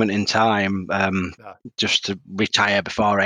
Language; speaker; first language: English; native; English